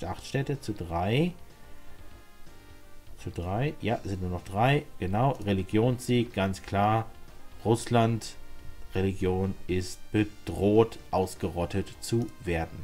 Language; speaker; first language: German; native; German